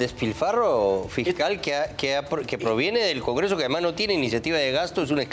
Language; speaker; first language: Spanish; native; Spanish